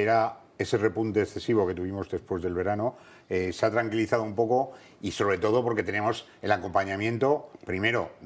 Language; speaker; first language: Spanish; native; Spanish